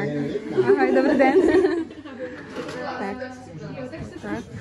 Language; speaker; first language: Czech; non-native, learner; Kara-Kalpak